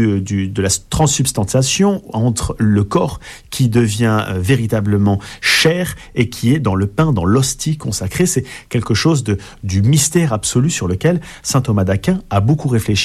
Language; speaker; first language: French; native; French